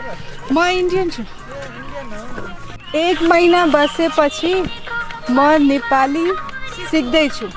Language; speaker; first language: Nepali; non-native, learner; Hindi